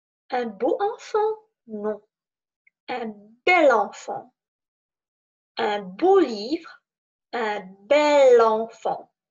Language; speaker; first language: French; non-native, fluent; Czech